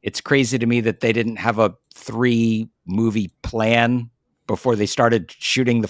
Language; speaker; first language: English; native; English